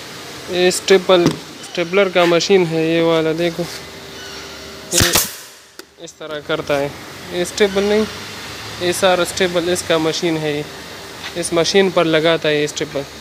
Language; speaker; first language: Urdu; non-native, local second language; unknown